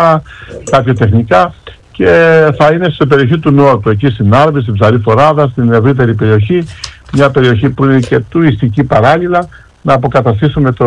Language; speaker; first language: Greek; native; Greek